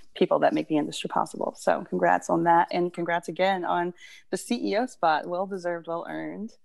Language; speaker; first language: English; native; English